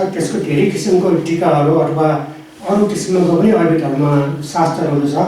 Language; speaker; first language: Nepali; non-native, local second language; Newari